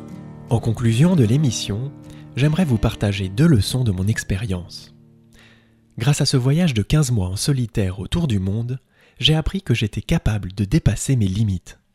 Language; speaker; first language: French; native; French